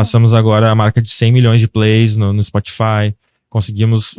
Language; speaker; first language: Portuguese; native; Portuguese